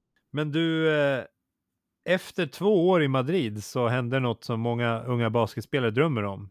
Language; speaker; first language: Swedish; native; Swedish